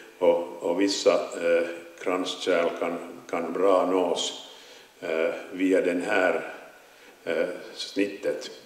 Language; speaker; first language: Swedish; non-native, local second language; Finnish